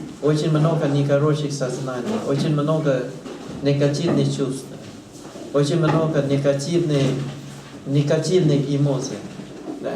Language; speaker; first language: Russian; non-native, learner; Thai